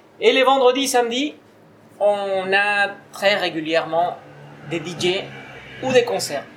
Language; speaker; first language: French; non-native, fluent; Spanish